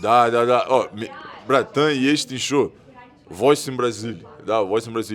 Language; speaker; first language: Russian; non-native, learner; Portuguese